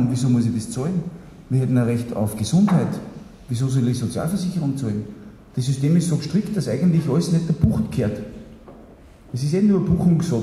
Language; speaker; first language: German; native; German